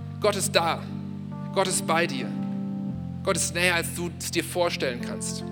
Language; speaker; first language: German; native; German